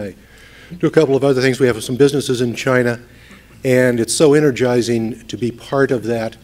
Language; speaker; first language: English; native; English